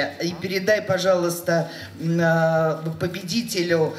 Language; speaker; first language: Russian; native; Russian